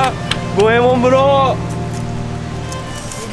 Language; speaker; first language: Japanese; native; Japanese